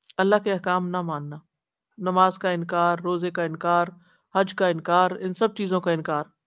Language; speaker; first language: Urdu; native; Urdu